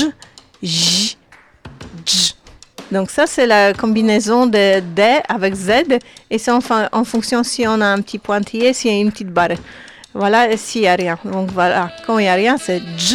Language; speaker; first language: French; non-native, fluent; Polish